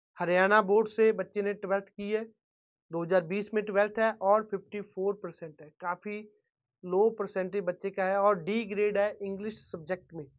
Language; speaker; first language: Hindi; non-native, local second language; Punjabi